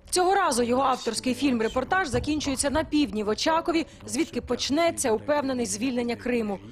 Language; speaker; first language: Ukrainian; native; Ukrainian